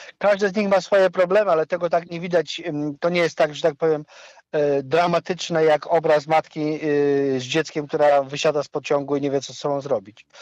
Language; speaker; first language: Polish; non-native, local second language; Ukrainian